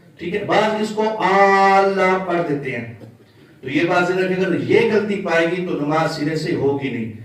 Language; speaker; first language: Urdu; non-native, local second language; Punjabi